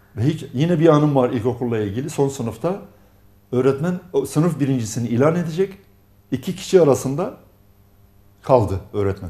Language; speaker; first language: Turkish; non-native, local second language; Arabic